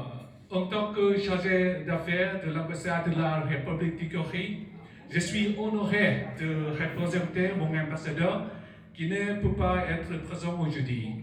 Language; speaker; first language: French; non-native, learner; Korean